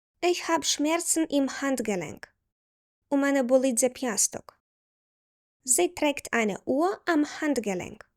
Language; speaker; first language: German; non-native, fluent; Ukrainian